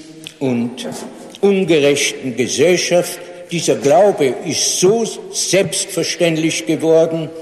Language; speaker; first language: German; non-native, fluent; English